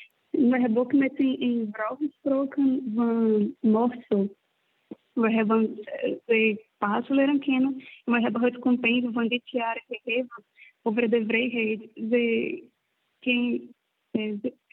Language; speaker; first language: Dutch; non-native, learner; Portuguese